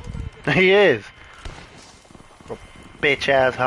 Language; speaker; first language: English; native; English